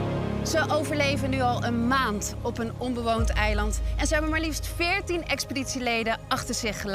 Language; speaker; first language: Dutch; native; Dutch